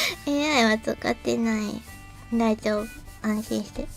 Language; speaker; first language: Japanese; native; Japanese